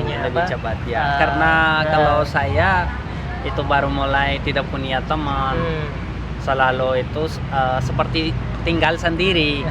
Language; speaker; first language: Indonesian; non-native, learner; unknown